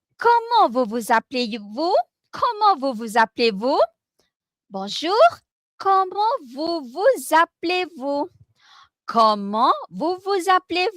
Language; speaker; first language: French; non-native, fluent; Malay